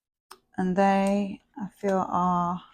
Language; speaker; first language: English; native; English